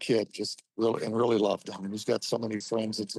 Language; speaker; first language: English; native; English